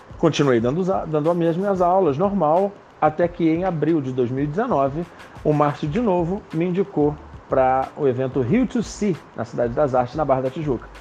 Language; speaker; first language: Portuguese; non-native, local second language; Spanish